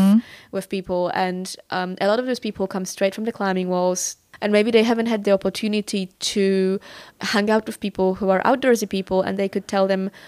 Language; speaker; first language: English; non-native, fluent; Polish